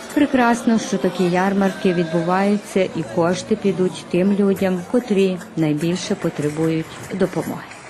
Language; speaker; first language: Ukrainian; early bilingual, heritage; Ukrainian